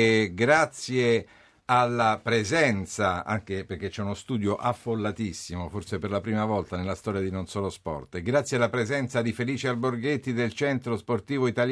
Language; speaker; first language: Italian; native; Italian